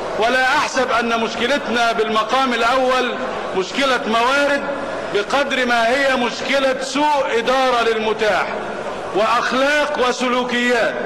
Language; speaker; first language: Arabic; non-native, fluent; French